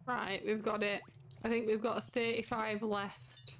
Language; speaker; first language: English; native; English